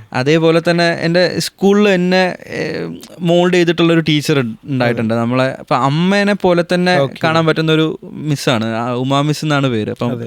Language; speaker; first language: Malayalam; native; Malayalam